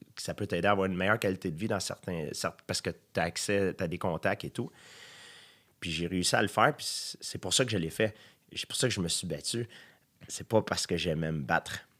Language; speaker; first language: French; native; French